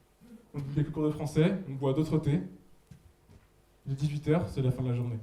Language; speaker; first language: French; native; French